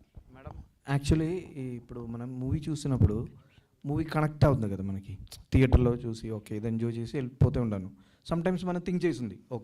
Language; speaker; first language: Telugu; non-native, local second language; Malayalam